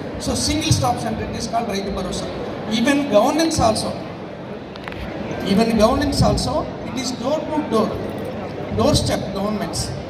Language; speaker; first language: English; non-native, local second language; Telugu